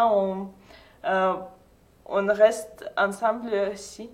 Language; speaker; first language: French; non-native, fluent; Russian